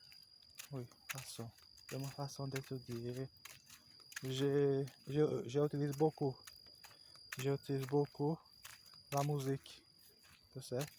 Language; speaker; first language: French; non-native, learner; Portuguese